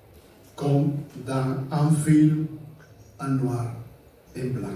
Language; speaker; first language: French; non-native, fluent; Spanish